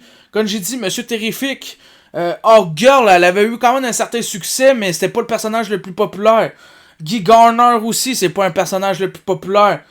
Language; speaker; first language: French; native; French